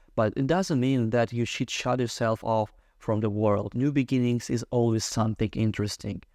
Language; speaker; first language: English; non-native, fluent; Russian